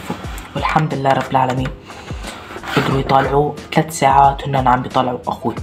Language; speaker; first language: Arabic; native; Arabic